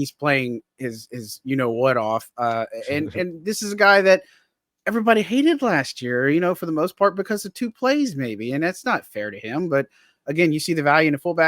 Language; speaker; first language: English; native; English